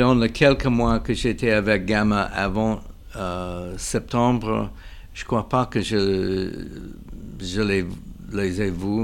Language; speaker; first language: French; non-native, fluent; English